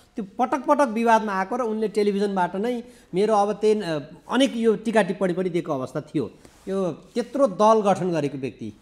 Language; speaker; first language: Nepali; native; Nepali